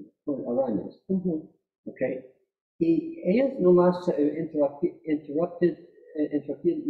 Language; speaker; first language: Spanish; non-native, fluent; English